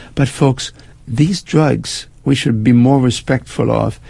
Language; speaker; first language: English; non-native, fluent; German